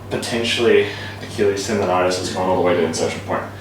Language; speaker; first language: English; native; English